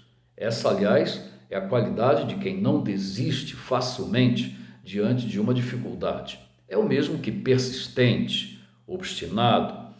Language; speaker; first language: Portuguese; native; Portuguese